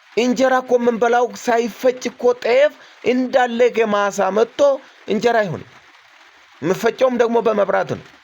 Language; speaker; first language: Amharic; non-native, local second language; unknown